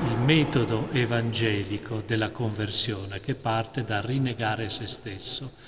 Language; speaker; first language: Italian; native; Italian